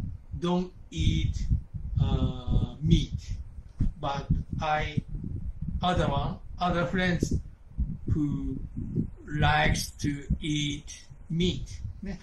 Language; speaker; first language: English; non-native, learner; Japanese